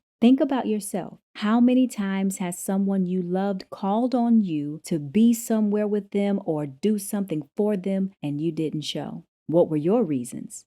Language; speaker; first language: English; native; English